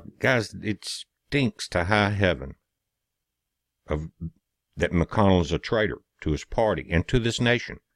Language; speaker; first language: English; native; English